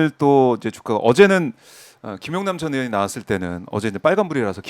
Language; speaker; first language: Korean; native; Korean